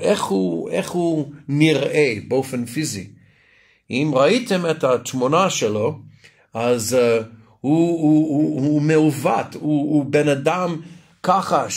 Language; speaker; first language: Hebrew; non-native, fluent; English